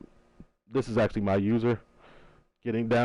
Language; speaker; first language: English; native; English